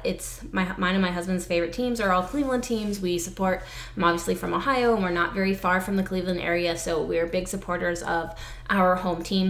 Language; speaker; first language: English; native; English